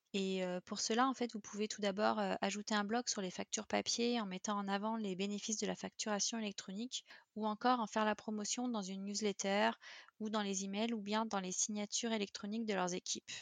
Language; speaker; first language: French; native; French